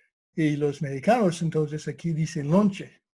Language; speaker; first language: Spanish; non-native, fluent; English